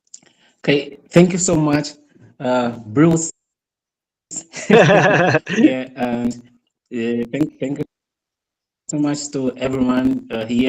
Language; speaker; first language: English; non-native, fluent; Portuguese